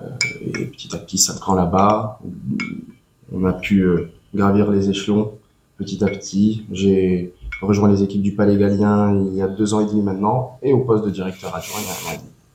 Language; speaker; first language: French; native; French